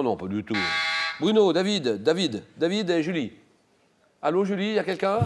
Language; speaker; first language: French; native; French